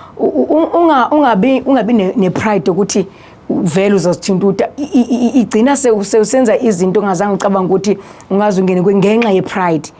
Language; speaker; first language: Zulu; non-native, local second language; Xhosa